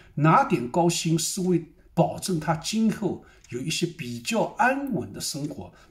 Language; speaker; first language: Chinese; native; Chinese